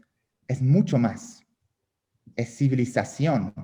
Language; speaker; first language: Spanish; non-native, fluent; Hungarian